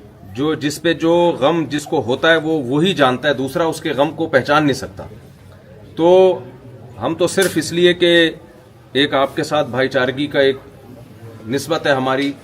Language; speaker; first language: Urdu; native; Urdu